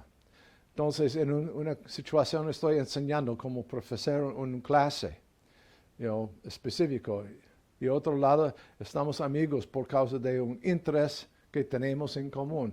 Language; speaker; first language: Spanish; non-native, fluent; English